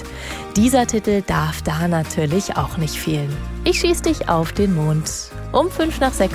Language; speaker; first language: German; native; German